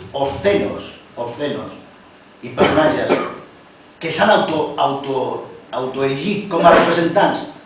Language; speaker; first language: Catalan; non-native, local second language; Spanish